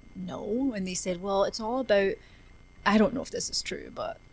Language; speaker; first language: English; native; English